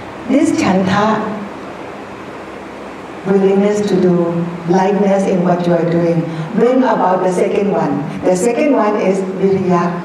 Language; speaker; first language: English; non-native, fluent; Thai